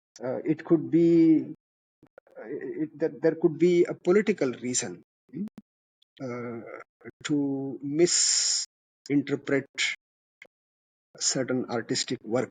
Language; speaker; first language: English; non-native, local second language; Kannada